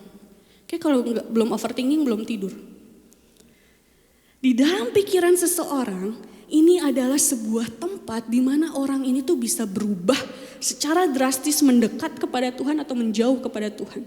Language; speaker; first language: Indonesian; native; Indonesian